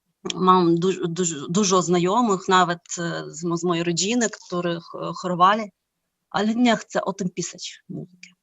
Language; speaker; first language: Polish; non-native, fluent; Ukrainian